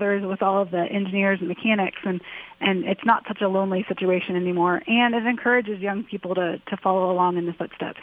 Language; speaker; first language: English; native; English